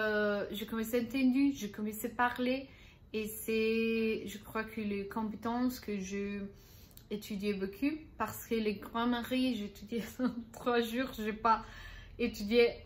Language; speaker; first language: French; non-native, learner; Spanish